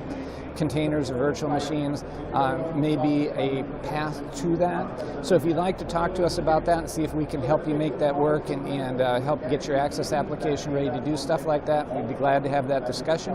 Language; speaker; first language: English; native; English